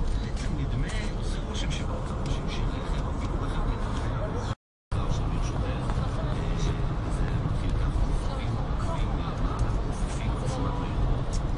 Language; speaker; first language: Hebrew; native; Hebrew